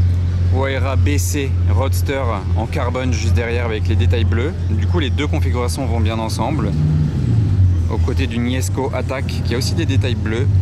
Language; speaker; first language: French; native; French